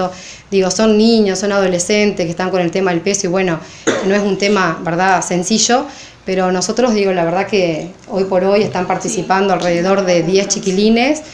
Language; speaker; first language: Spanish; native; Spanish